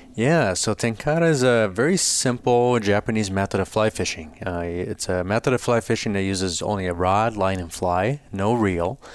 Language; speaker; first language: English; early bilingual, other home language; Portuguese